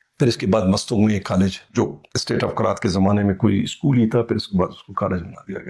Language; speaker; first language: Urdu; non-native, local second language; Baluchi